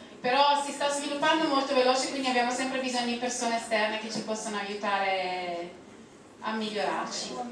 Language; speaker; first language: Italian; non-native, fluent; English